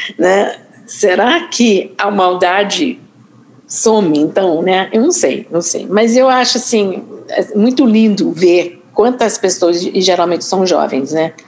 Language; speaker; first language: Portuguese; non-native, fluent; English